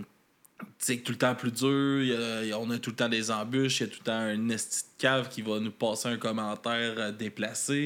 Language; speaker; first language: French; native; French